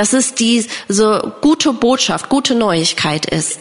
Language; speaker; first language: German; non-native, fluent; English